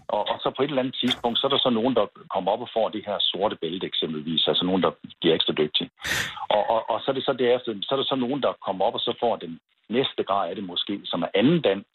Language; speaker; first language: Danish; native; Danish